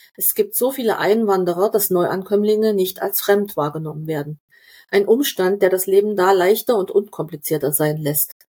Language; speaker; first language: German; native; German